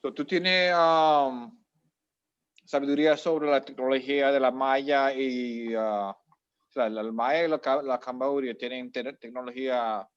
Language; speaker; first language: Spanish; early bilingual, heritage; Spanish